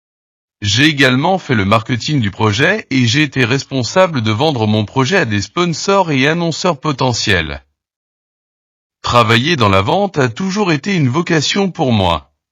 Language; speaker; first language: French; non-native, learner; Portuguese